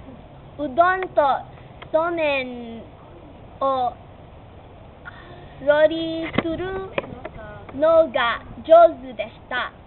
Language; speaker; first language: Japanese; non-native, learner; English